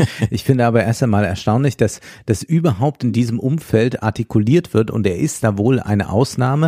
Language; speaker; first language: German; native; German